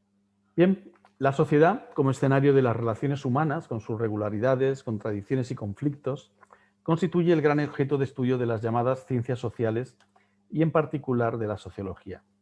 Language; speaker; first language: Spanish; native; Spanish